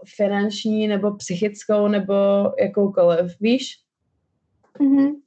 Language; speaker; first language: Czech; non-native, local second language; Albanian